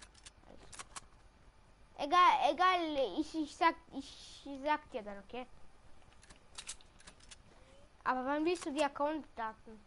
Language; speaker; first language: German; early bilingual, other home language; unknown